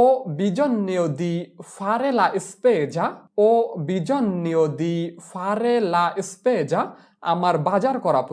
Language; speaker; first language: Italian; non-native, fluent; Bangla